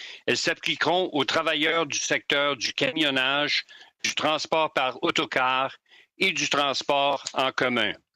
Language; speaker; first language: French; native; French